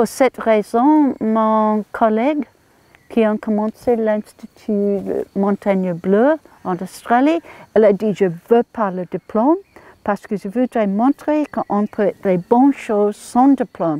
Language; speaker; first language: French; non-native, learner; English